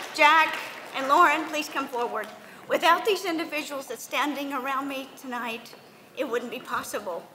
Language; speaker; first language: English; native; English